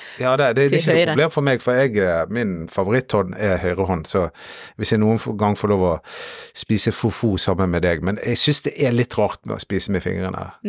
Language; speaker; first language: Norwegian; native; Norwegian